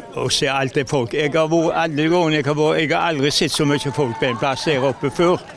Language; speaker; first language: Norwegian; native; Norwegian